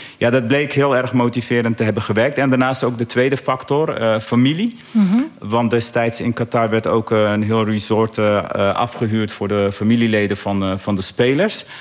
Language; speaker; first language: Dutch; early bilingual, other home language; Arabic